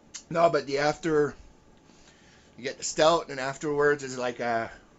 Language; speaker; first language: English; early bilingual, other home language; French